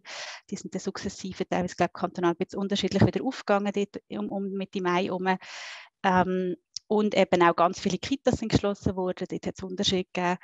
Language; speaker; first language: German; native; German